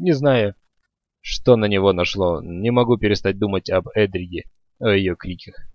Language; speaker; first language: Russian; native; Russian